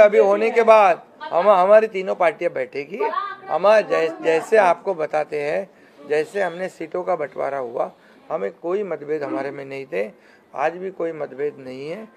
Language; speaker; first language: Hindi; non-native, local second language; Marathi